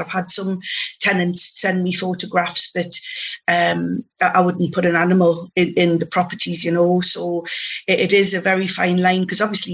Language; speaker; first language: English; native; English